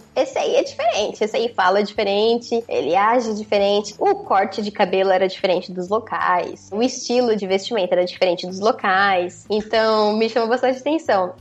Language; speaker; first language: Portuguese; native; Portuguese